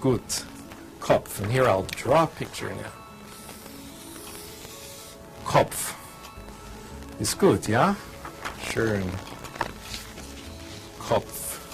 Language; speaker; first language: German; non-native, fluent; English